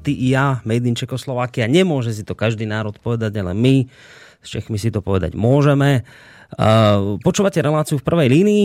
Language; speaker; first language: Slovak; native; Slovak